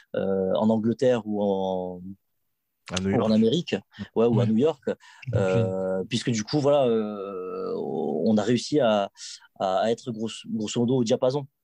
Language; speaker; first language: French; native; French